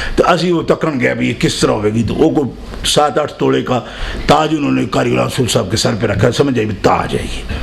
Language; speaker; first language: Urdu; non-native, local second language; Punjabi